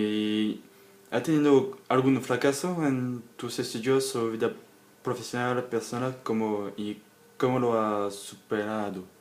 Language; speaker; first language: Spanish; non-native, learner; French